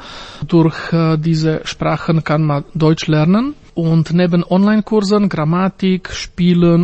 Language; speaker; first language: German; non-native, fluent; Slovak